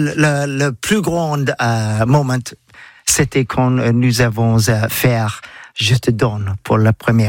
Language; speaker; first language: French; non-native, learner; English